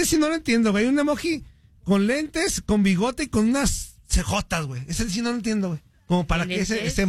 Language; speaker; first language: Spanish; native; Spanish